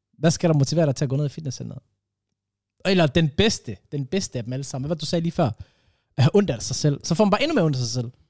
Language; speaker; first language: Danish; early bilingual, other home language; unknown